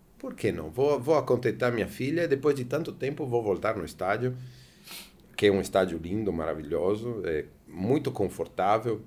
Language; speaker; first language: Portuguese; non-native, fluent; Italian